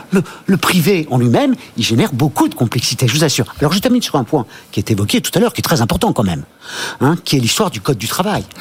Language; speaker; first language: French; native; French